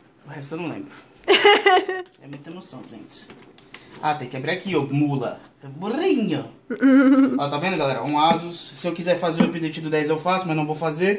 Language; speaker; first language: Portuguese; native; Portuguese